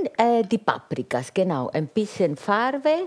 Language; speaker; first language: German; non-native, fluent; Italian